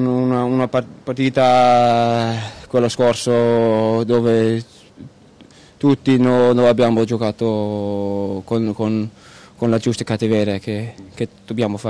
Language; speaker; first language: Italian; non-native, learner; Danish